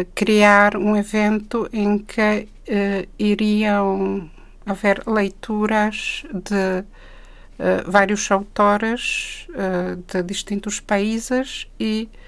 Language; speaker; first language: Portuguese; non-native, fluent; Czech